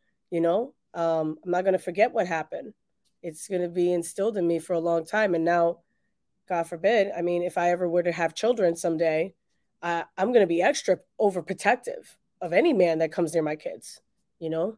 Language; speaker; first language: English; early bilingual, other home language; Spanish